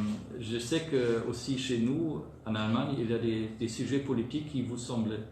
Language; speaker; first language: French; non-native, fluent; German